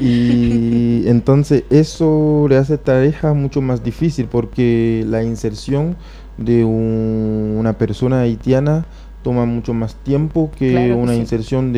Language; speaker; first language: Spanish; non-native, fluent; Haitian Creole